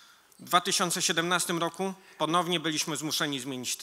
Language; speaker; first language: Polish; native; Polish